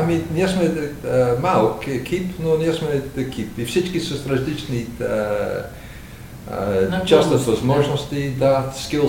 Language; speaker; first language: Bulgarian; non-native, learner; English